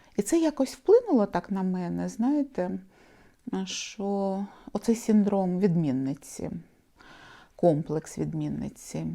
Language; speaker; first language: Ukrainian; non-native, local second language; Russian